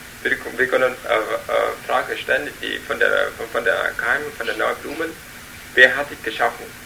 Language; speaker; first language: German; non-native, learner; Vietnamese